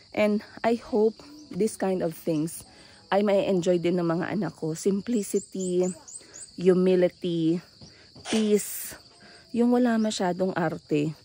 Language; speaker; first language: Filipino; non-native, local second language; Hiligaynon